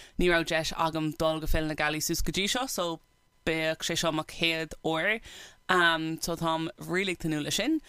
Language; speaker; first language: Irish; non-native, local second language; English